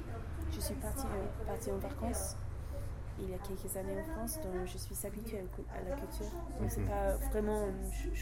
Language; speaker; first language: French; non-native, learner; English